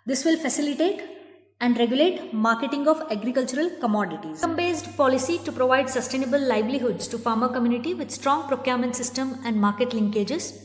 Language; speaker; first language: English; non-native, local second language; Kannada